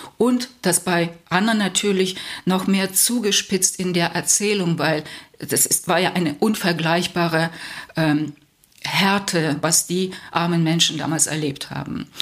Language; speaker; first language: German; early bilingual, heritage; Plautdietsch